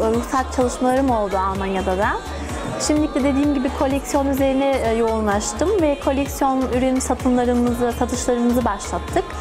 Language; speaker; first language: Turkish; early bilingual, heritage; Turkish